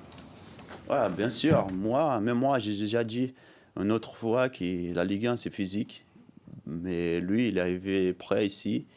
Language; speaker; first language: French; non-native, learner; Portuguese